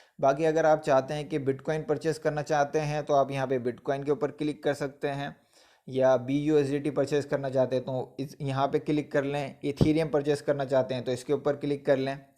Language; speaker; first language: Hindi; non-native, local second language; Punjabi